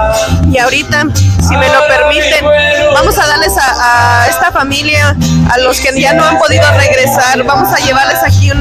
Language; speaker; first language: Spanish; native; Spanish